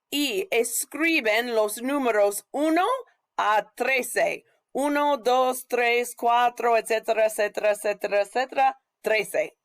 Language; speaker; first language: Spanish; non-native, fluent; English